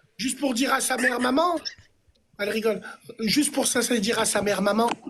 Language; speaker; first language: French; native; French